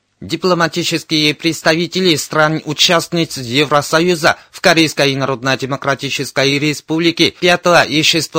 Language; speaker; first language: Russian; non-native, fluent; Korean